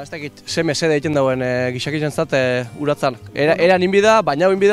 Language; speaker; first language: Basque; native; Basque